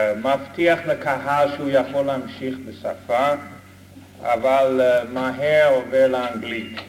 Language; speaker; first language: Hebrew; non-native, fluent; English